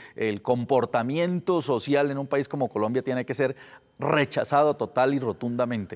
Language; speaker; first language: Spanish; native; Spanish